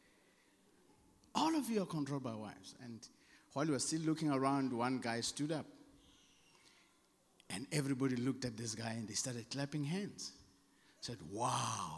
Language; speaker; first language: English; non-native, local second language; Southern Sotho